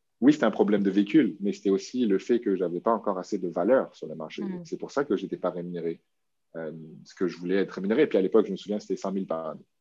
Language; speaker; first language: French; native; French